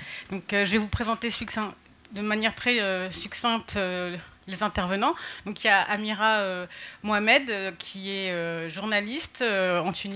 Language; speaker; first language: French; native; French